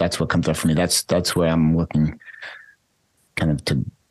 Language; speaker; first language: English; native; English